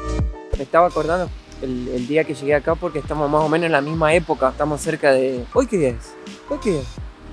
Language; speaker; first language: Spanish; native; Spanish